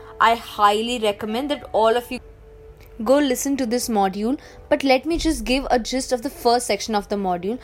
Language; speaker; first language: English; non-native, local second language; Hindi